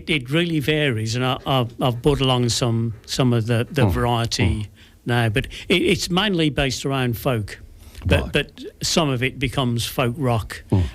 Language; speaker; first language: English; native; English